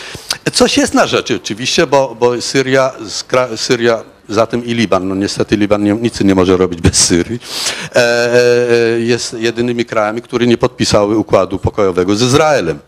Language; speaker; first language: Polish; non-native, fluent; Arabic